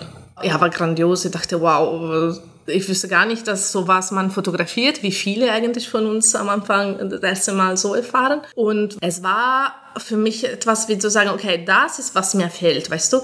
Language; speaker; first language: German; non-native, fluent; Italian